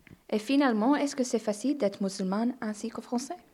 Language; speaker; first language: French; non-native, learner; English